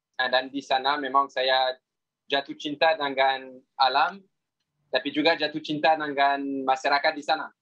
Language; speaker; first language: Indonesian; non-native, fluent; French